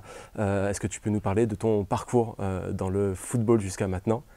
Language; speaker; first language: French; native; French